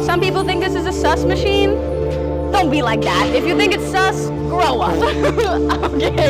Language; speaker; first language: English; native; English